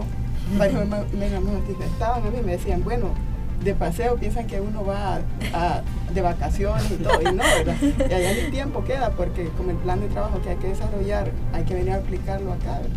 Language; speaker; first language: Spanish; native; Spanish